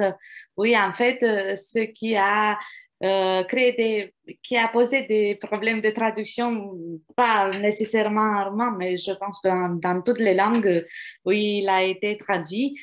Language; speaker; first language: French; non-native, fluent; Romanian